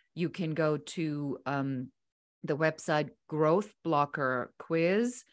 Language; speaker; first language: English; non-native, fluent; German